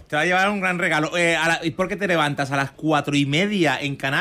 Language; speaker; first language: Spanish; native; Spanish